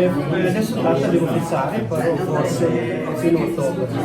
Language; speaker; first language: Italian; non-native, learner; Urdu